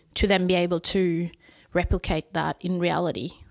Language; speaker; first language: English; non-native, fluent; Swedish